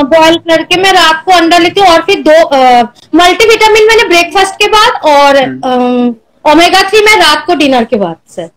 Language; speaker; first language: Hindi; non-native, local second language; Bangla